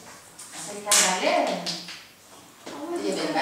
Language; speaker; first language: French; native; French